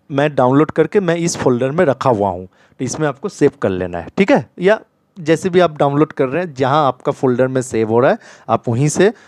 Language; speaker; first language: Hindi; non-native, local second language; Bangla